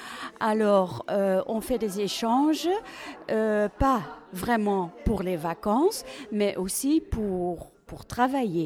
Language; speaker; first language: French; non-native, fluent; Dutch